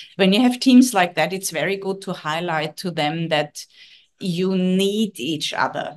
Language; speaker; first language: English; non-native, fluent; German